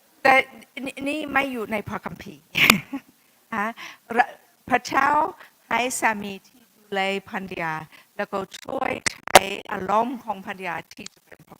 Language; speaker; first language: Thai; non-native, fluent; English